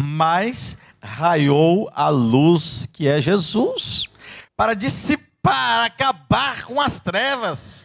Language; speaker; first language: Portuguese; native; Portuguese